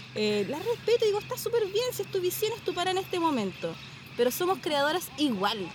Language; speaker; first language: Spanish; native; Spanish